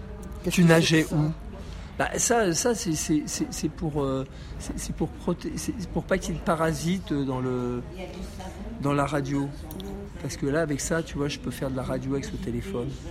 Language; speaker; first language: French; native; French